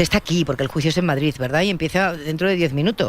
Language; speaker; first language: Spanish; native; Spanish